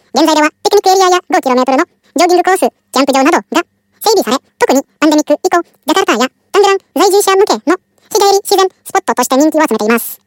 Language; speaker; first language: Japanese; non-native, fluent; Indonesian